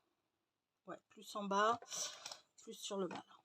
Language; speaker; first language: French; native; French